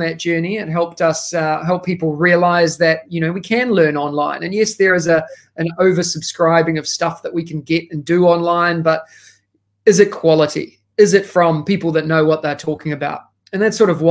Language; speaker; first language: English; native; English